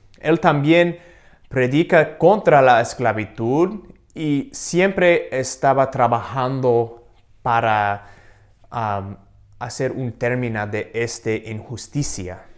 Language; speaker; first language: Spanish; non-native, fluent; English